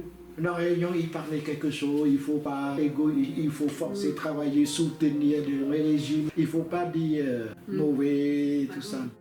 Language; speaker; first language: French; non-native, learner; Khmer